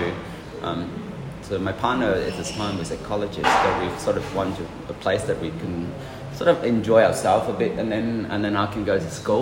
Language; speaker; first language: English; non-native, fluent; Vietnamese